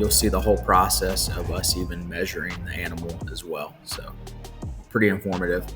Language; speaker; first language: English; native; English